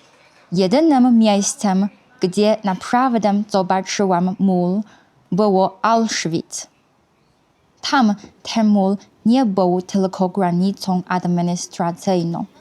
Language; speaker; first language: Polish; non-native, fluent; Chinese